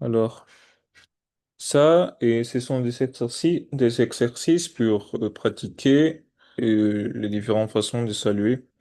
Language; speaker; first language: French; non-native, fluent; Spanish